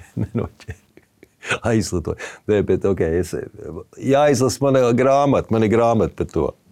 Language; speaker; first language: Latvian; early bilingual, heritage; Latvian